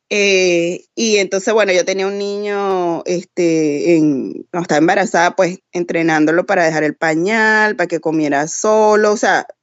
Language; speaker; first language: Spanish; native; Spanish